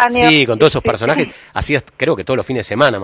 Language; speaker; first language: Spanish; native; Spanish